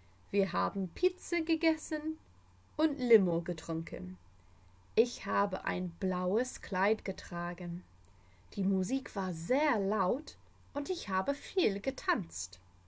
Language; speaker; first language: German; non-native, fluent; English